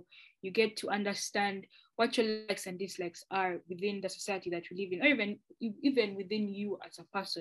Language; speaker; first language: English; non-native, local second language; Ganda